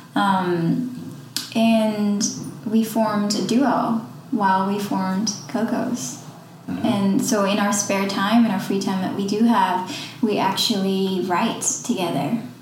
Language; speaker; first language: English; non-native, fluent; Dutch